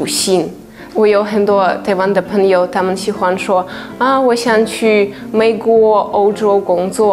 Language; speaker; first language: Chinese; non-native, fluent; Russian